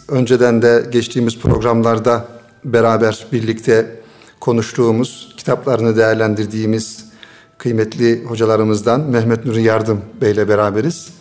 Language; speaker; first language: Turkish; native; Turkish